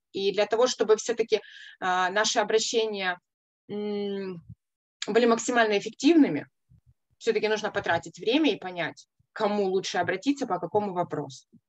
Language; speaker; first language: Russian; native; Russian